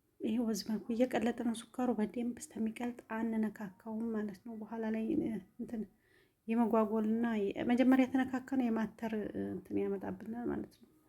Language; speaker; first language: Amharic; native; Amharic